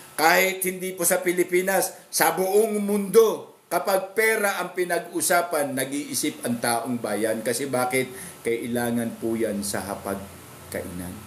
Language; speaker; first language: Filipino; non-native, local second language; Cebuano